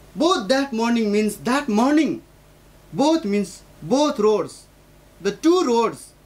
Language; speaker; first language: English; non-native, local second language; Nepali